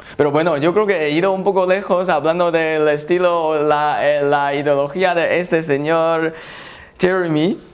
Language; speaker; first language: Spanish; non-native, fluent; Chinese